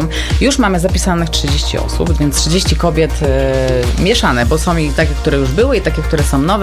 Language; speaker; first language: Polish; native; Polish